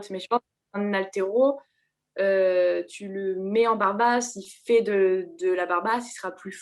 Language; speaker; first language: French; native; French